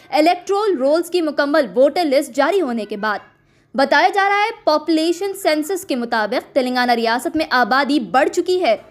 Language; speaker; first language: Urdu; native; Urdu